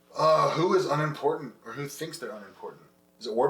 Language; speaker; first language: English; native; English